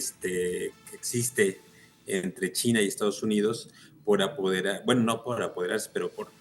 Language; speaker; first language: Spanish; native; Spanish